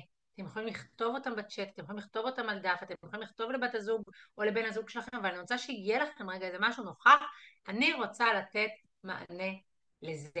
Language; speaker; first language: Hebrew; native; Hebrew